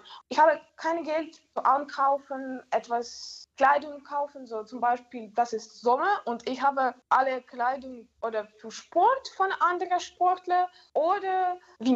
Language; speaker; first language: German; non-native, learner; Ukrainian